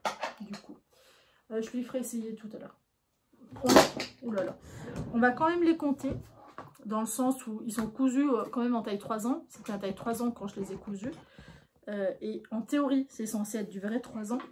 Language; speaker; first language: French; native; French